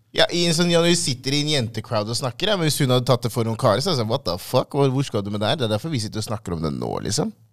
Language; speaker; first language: Norwegian; early bilingual, other home language; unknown